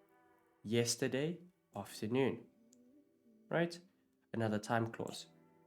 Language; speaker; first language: English; non-native, fluent; Italian